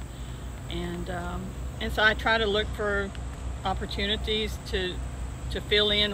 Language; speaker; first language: English; native; English